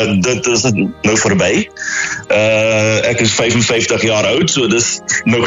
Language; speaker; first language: Dutch; non-native, learner; Afrikaans